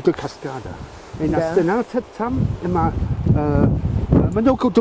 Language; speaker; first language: Bulgarian; non-native, learner; English